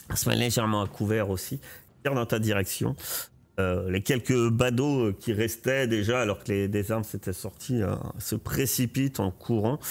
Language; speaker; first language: French; native; French